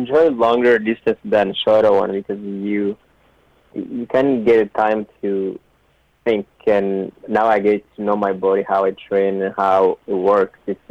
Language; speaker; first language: English; non-native, local second language; Kinyarwanda